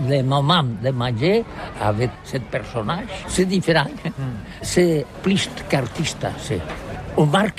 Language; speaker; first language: French; non-native, learner; Catalan